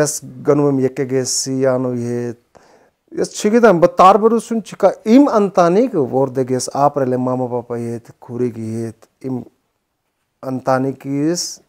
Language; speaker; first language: Armenian; non-native, learner; Hindi